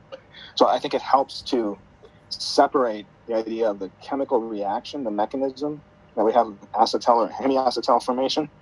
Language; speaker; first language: English; native; English